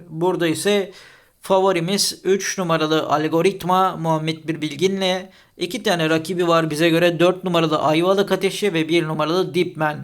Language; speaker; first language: Turkish; native; Turkish